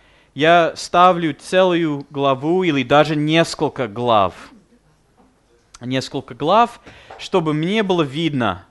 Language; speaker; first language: Russian; non-native, fluent; English